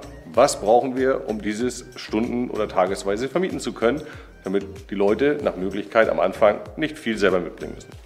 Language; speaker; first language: German; native; German